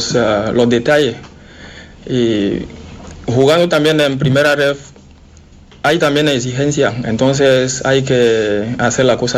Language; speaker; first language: Spanish; non-native, fluent; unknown